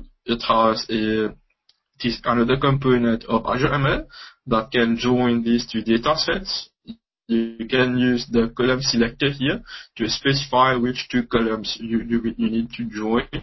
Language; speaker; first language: English; non-native, local second language; Morisyen